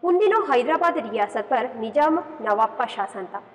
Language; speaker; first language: Hindi; non-native, local second language; Kannada